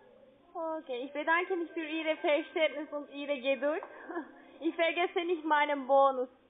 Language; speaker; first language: German; non-native, learner; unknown